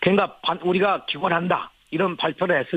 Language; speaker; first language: Korean; native; Korean